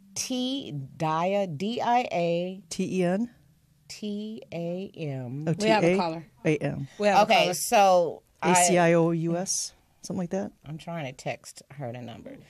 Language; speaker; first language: English; native; English